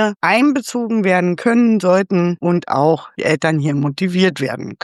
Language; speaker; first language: German; native; German